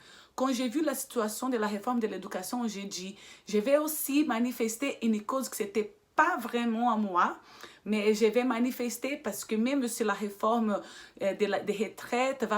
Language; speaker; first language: French; non-native, fluent; Portuguese